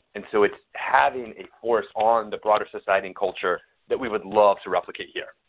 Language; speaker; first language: English; native; English